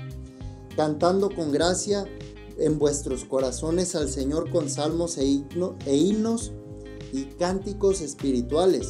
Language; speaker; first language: Spanish; native; Spanish